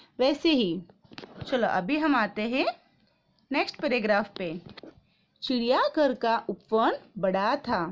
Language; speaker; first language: Hindi; non-native, local second language; Gujarati